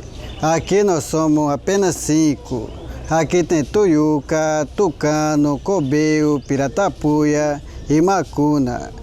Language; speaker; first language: Portuguese; non-native, local second language; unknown